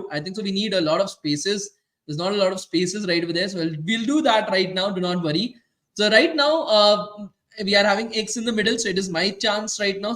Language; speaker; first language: English; non-native, local second language; Hindi